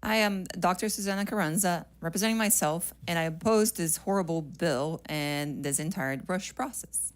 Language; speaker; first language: English; non-native, fluent; Portuguese